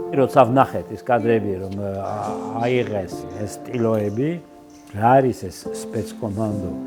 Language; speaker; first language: Georgian; early bilingual, heritage; Georgian